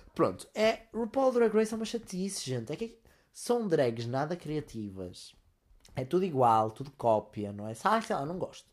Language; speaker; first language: Portuguese; native; Portuguese